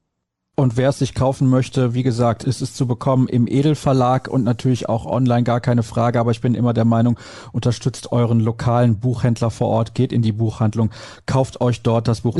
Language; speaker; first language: German; native; German